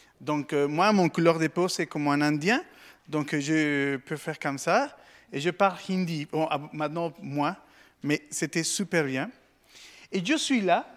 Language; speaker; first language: French; non-native, fluent; Spanish